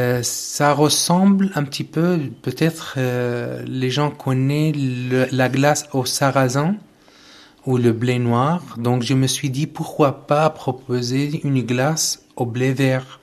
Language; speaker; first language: French; non-native, learner; Arabic